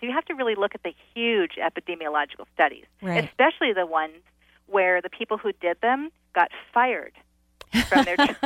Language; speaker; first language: English; native; English